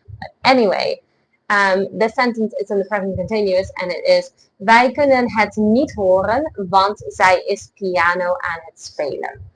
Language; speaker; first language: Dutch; non-native, fluent; English